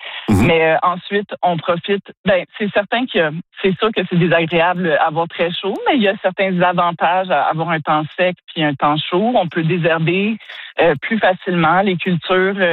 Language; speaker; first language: French; native; French